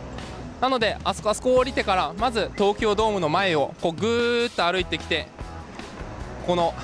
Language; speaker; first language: Japanese; early bilingual, heritage; Japanese